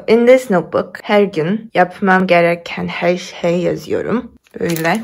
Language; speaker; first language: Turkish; non-native, learner; Korean